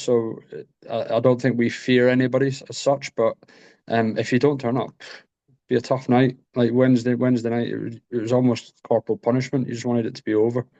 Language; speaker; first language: English; native; English